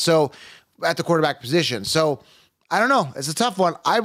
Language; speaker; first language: English; native; English